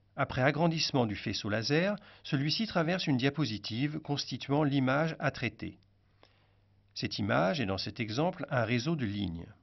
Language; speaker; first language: French; native; French